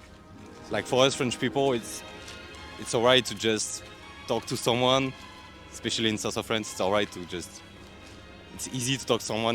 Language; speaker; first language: English; non-native, fluent; French